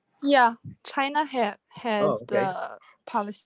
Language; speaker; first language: English; non-native, learner; Chinese